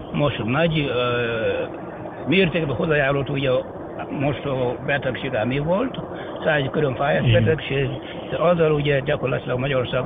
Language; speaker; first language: Hungarian; non-native, fluent; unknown